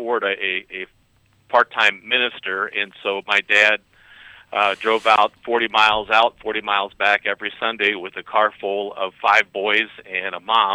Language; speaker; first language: English; native; English